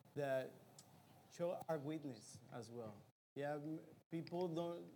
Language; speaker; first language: English; non-native, fluent; Spanish